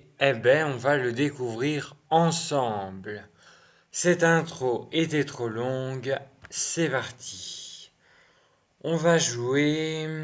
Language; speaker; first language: French; native; French